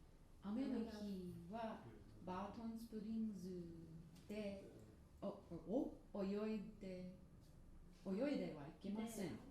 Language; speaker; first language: Japanese; non-native, learner; English